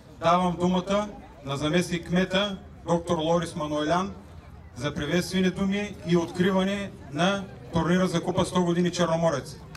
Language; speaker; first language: Bulgarian; native; Bulgarian